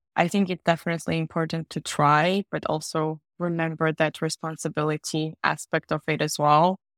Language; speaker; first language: English; non-native, fluent; Georgian